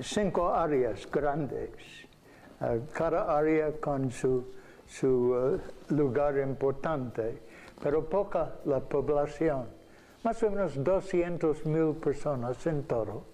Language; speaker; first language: Spanish; non-native, fluent; English